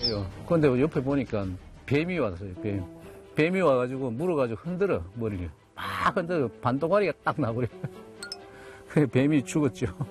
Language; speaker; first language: Korean; native; Korean